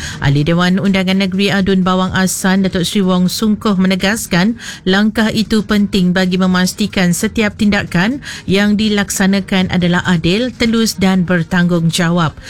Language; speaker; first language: Malay; native; Malay